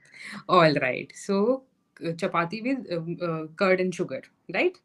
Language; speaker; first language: English; non-native, local second language; Hindi